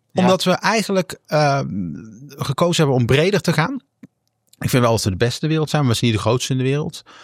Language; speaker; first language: Dutch; native; Dutch